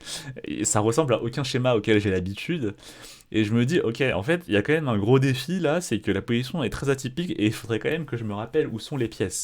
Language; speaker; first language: French; native; French